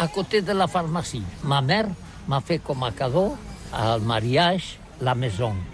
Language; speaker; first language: French; non-native, learner; Catalan